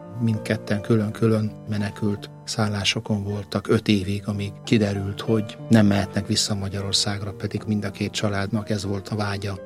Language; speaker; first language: Hungarian; early bilingual, heritage; Hungarian